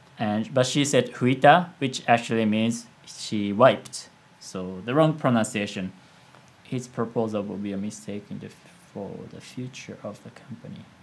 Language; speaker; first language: English; non-native, fluent; Japanese